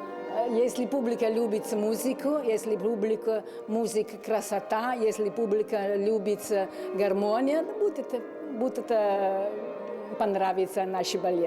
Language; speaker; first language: Russian; non-native, learner; Italian